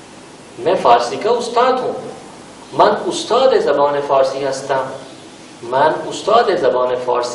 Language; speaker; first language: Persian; non-native, fluent; Urdu